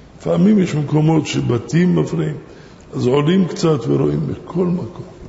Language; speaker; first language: Hebrew; non-native, fluent; Arabic